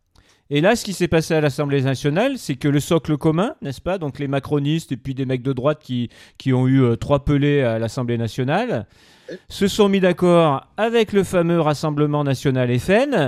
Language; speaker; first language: French; native; French